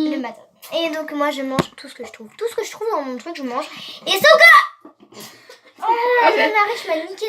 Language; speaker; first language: French; native; French